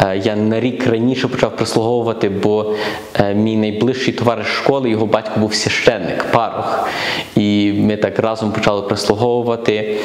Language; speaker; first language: Ukrainian; early bilingual, heritage; Ukrainian